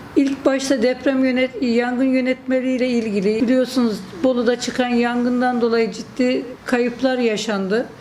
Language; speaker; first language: Turkish; native; Turkish